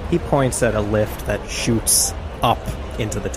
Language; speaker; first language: English; native; English